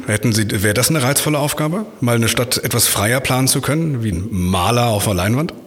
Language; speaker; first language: German; native; German